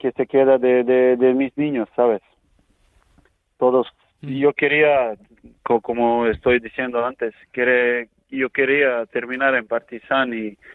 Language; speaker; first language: Spanish; non-native, learner; Serbian